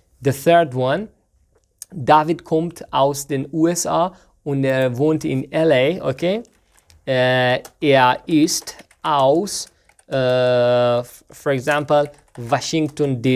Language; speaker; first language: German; non-native, fluent; Persian